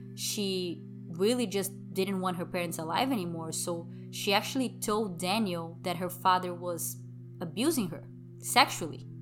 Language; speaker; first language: English; non-native, fluent; Portuguese